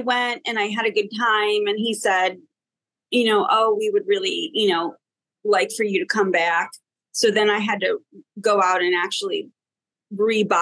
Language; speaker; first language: English; native; English